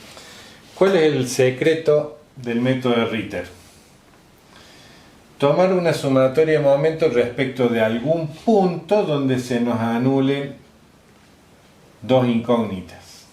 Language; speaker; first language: Spanish; native; Spanish